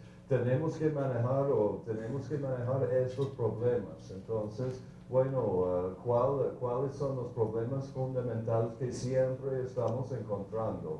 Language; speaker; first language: Spanish; non-native, fluent; English